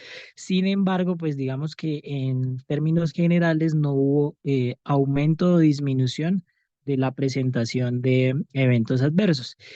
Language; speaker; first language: Spanish; native; Spanish